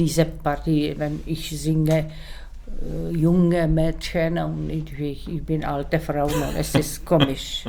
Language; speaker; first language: German; non-native, learner; Czech